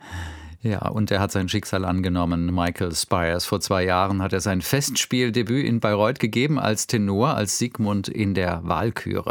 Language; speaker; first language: German; native; German